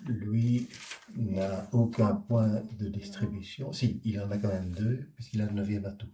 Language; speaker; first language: French; native; French